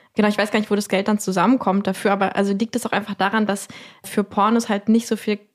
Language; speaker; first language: German; non-native, fluent; Spanish